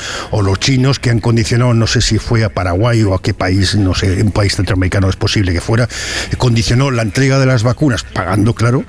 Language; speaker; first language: Spanish; native; Spanish